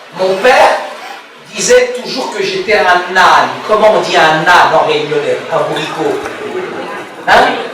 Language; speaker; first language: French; early bilingual, other home language; Arabic